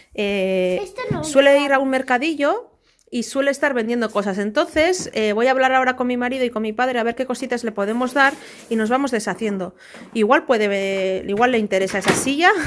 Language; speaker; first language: Spanish; native; Spanish